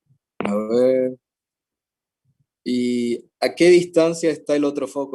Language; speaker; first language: Spanish; native; Spanish